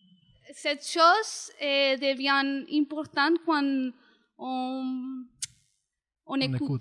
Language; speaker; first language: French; non-native, learner; Spanish